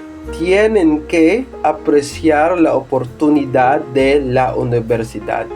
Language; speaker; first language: Spanish; non-native, fluent; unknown